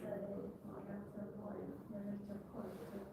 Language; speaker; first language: Italian; non-native, learner; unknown